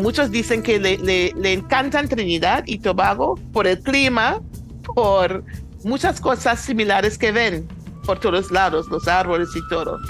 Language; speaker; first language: Spanish; non-native, fluent; English